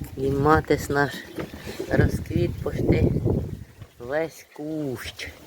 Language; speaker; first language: Ukrainian; native; Ukrainian